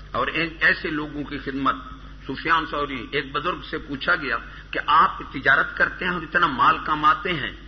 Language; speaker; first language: Urdu; non-native, local second language; Punjabi